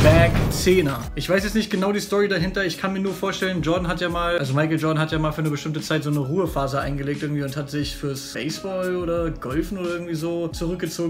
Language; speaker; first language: German; native; German